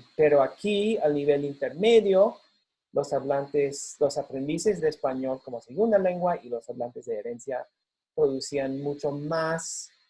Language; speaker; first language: Spanish; non-native, fluent; English